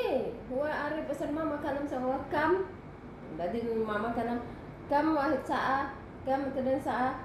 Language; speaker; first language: Arabic; non-native, learner; Indonesian